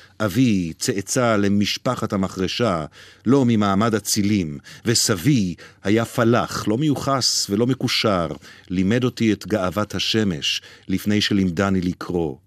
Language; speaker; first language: Hebrew; native; Hebrew